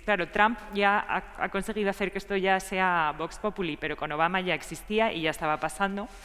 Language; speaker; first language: Spanish; native; Spanish